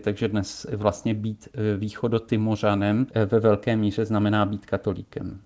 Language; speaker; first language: Czech; native; Czech